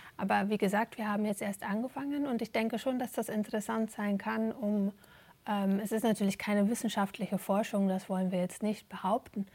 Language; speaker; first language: German; native; German